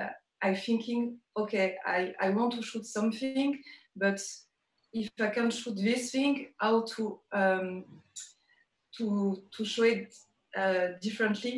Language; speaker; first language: English; non-native, learner; French